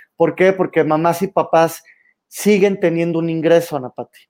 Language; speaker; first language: Spanish; native; Spanish